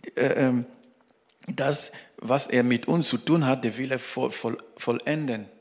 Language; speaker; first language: German; non-native, fluent; French